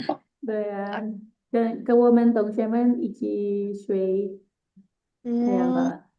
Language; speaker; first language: Chinese; non-native, fluent; Indonesian